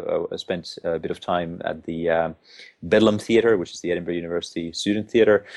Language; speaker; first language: English; non-native, fluent; Finnish